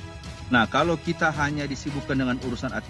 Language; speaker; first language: Indonesian; non-native, local second language; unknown